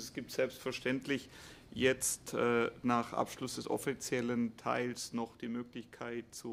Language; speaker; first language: German; native; German